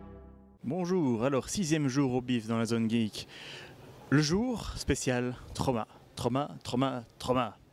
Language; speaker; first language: French; native; French